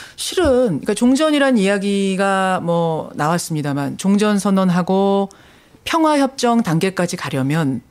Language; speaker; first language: Korean; native; Korean